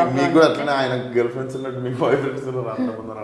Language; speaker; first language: Telugu; native; Telugu